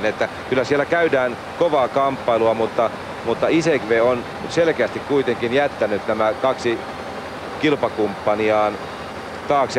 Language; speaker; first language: Finnish; native; Finnish